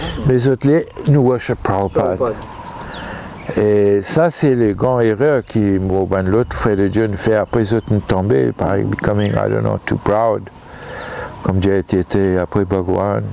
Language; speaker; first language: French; non-native, local second language; Morisyen